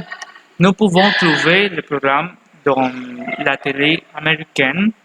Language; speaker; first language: French; non-native, learner; Spanish